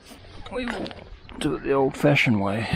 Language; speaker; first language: English; native; English